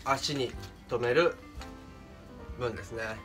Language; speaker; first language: Japanese; native; Japanese